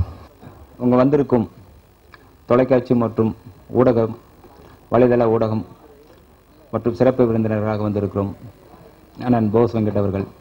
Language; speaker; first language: Tamil; native; Tamil